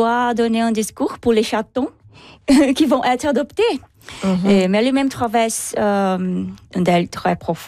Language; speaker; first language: French; non-native, learner; Portuguese